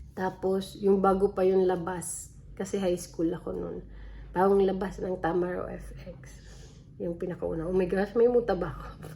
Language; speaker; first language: Filipino; non-native, local second language; Waray